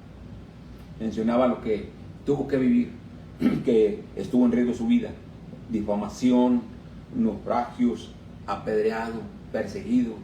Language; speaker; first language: Spanish; native; Spanish